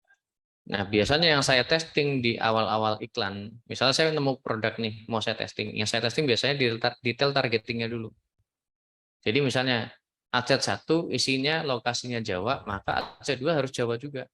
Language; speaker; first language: Indonesian; native; Indonesian